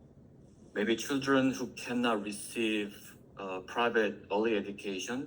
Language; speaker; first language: English; non-native, learner; Korean